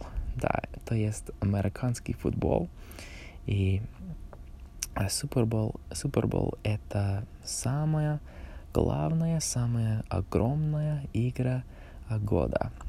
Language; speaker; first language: Russian; non-native, learner; English